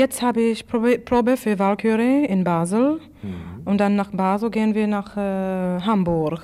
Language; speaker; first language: German; non-native, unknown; English